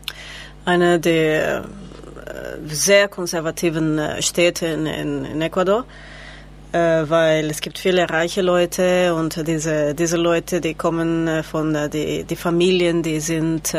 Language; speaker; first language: German; non-native, learner; Spanish